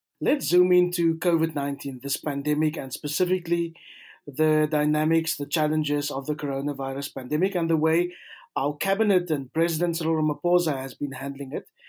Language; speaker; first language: English; non-native, local second language; Afrikaans